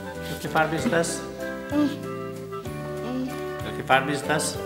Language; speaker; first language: German; non-native, fluent; Slovenian